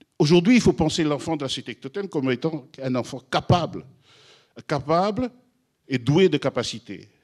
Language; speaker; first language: French; non-native, local second language; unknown